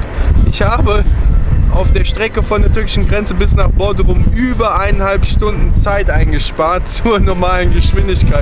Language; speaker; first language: German; native; German